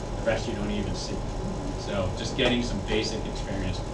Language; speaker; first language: English; native; English